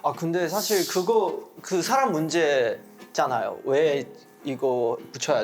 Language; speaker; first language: Korean; non-native, fluent; Chinese